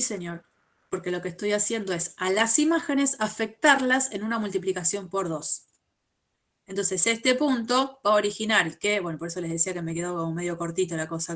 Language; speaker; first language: Spanish; native; Spanish